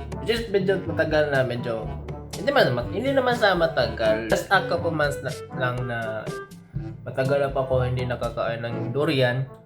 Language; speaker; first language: Filipino; non-native, local second language; Cebuano